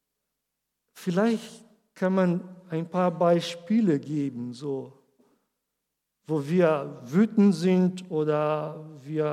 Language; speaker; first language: German; non-native, learner; Portuguese